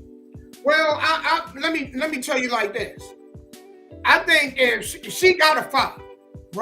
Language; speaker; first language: English; native; English